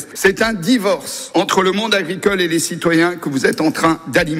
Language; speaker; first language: French; native; French